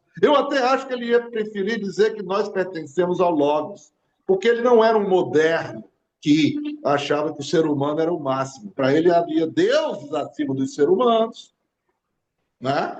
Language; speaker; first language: Portuguese; native; Portuguese